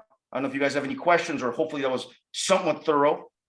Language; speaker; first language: English; native; English